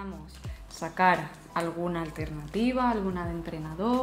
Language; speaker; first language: Spanish; native; Spanish